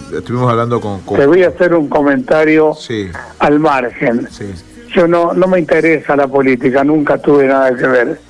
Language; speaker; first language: Spanish; native; Spanish